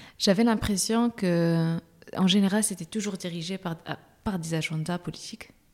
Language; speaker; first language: French; non-native, local second language; Arabic